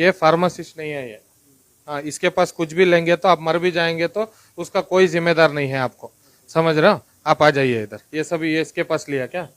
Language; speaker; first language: Hindi; non-native, local second language; Kannada